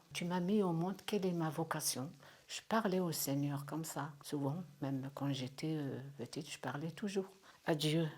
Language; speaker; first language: French; non-native, fluent; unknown